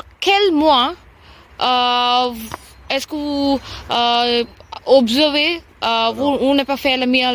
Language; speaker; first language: French; non-native, learner; Telugu